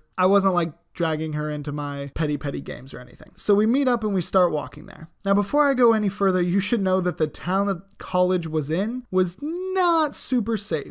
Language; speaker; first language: English; native; English